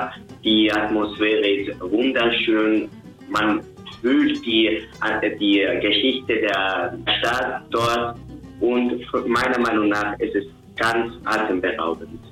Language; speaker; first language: German; non-native, fluent; Spanish